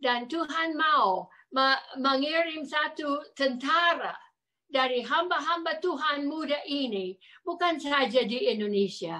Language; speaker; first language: Indonesian; non-native, fluent; English